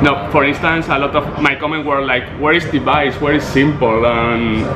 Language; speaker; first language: English; non-native, learner; Spanish